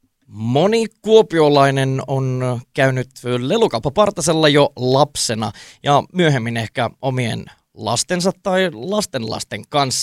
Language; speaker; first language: Finnish; native; Finnish